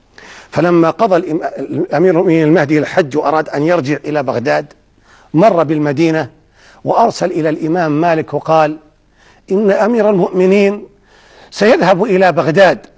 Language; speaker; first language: Arabic; native; Arabic